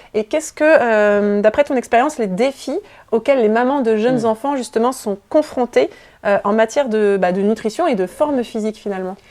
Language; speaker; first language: French; native; French